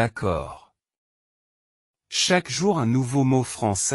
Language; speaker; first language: French; non-native, learner; Indonesian